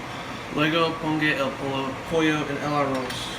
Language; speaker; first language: Spanish; non-native, learner; English